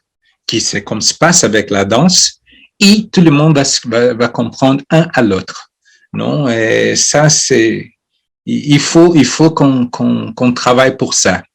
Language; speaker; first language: French; non-native, fluent; Portuguese